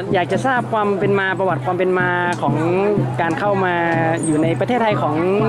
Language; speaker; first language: Thai; native; Thai